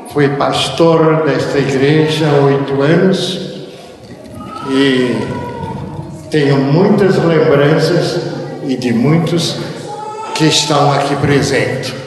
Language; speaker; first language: Portuguese; early bilingual, other home language; Japanese